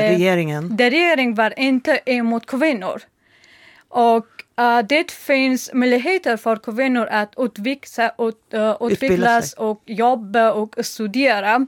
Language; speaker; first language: Swedish; non-native, learner; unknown